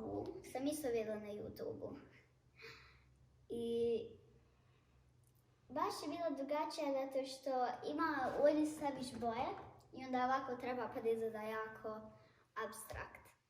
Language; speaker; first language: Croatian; early bilingual, heritage; Bosnian